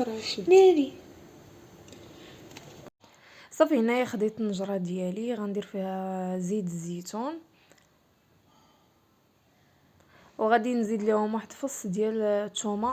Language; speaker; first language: Arabic; native; Arabic